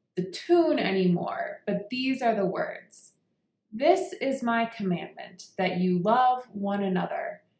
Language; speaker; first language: English; native; English